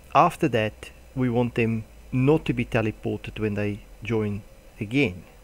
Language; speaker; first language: English; non-native, local second language; Afrikaans